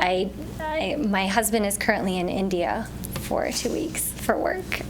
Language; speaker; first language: English; native; English